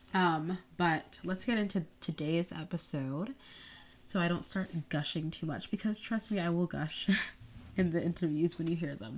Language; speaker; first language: English; native; English